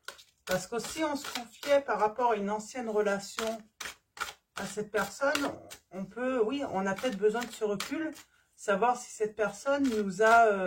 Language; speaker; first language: French; native; French